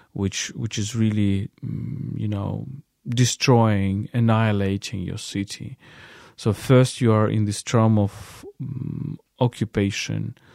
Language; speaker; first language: English; non-native, fluent; Ukrainian